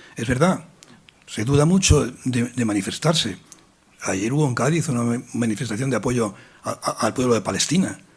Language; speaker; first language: Spanish; native; Spanish